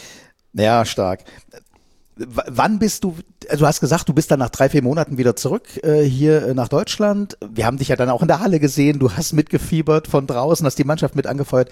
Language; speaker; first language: German; native; German